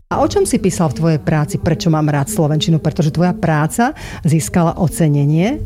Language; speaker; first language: Slovak; native; Slovak